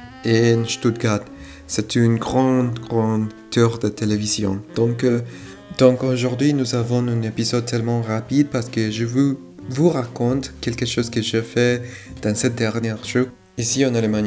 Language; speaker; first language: French; non-native, fluent; Spanish